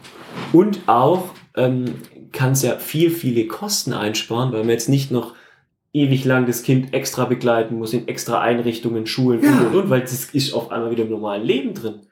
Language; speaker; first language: German; native; German